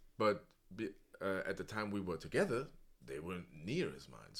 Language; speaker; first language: English; non-native, fluent; German